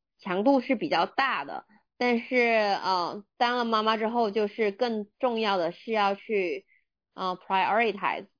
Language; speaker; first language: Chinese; native; Chinese